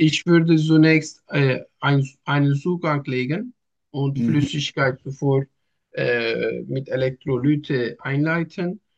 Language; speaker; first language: German; non-native, learner; Turkish